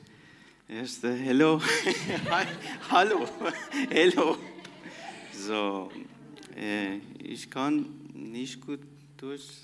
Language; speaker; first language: German; non-native, learner; Persian